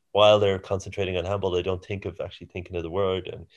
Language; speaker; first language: English; native; English